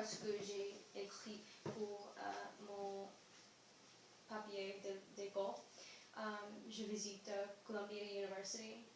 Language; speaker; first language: French; non-native, learner; English